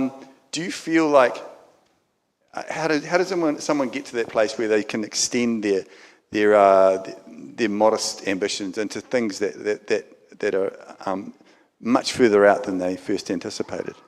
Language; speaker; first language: English; native; English